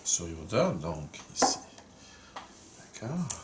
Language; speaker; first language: French; native; French